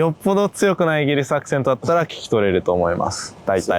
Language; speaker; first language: Japanese; native; Japanese